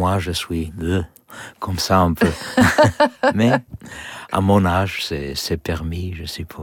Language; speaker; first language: French; non-native, learner; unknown